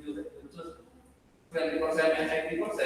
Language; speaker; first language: English; non-native, learner; Indonesian